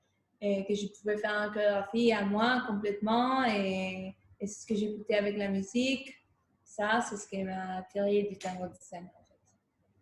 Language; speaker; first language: French; non-native, fluent; Spanish